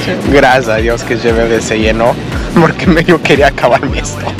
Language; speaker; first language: Spanish; early bilingual, heritage; English